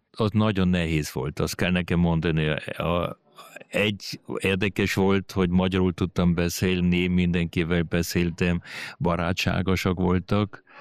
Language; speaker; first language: Hungarian; early bilingual, heritage; Hungarian